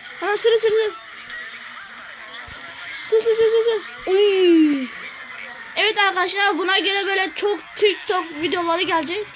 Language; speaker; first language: Turkish; native; Turkish